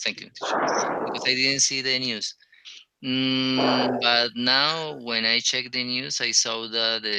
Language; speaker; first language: English; non-native, learner; Spanish